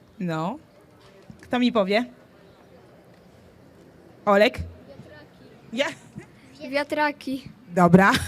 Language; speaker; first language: Polish; non-native, fluent; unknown